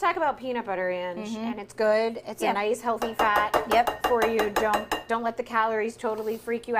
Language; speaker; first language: English; native; English